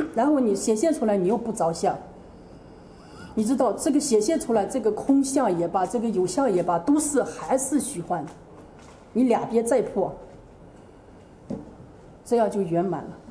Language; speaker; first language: Chinese; native; Chinese